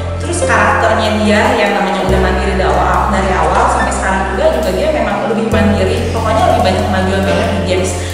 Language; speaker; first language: Indonesian; native; Indonesian